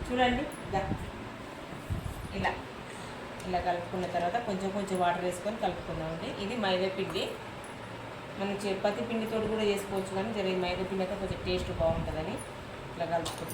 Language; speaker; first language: Telugu; native; Telugu